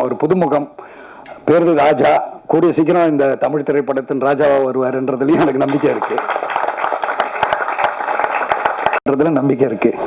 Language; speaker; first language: Tamil; native; Tamil